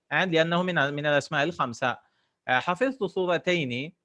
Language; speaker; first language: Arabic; non-native, fluent; English